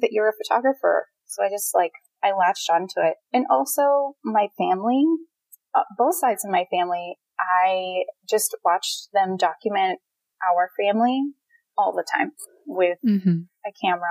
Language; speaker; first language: English; native; English